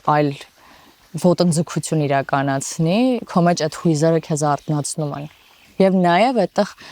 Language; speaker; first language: Armenian; native; Armenian